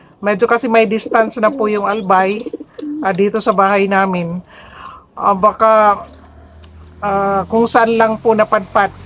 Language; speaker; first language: Filipino; non-native, local second language; Bikol